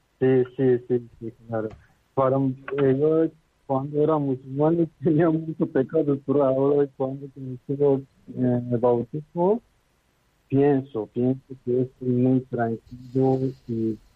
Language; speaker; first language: Spanish; non-native, learner; Persian